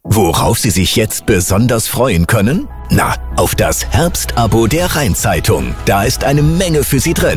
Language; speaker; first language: German; native; German